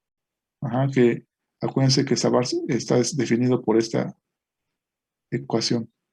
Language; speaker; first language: Spanish; native; Spanish